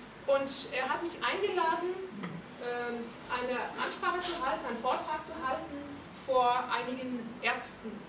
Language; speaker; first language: German; non-native, fluent; Hungarian